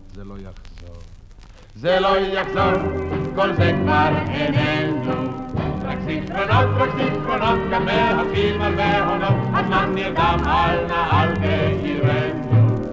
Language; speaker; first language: Hebrew; early bilingual, other home language; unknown